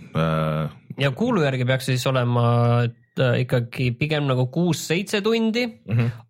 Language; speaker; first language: Estonian; native; Estonian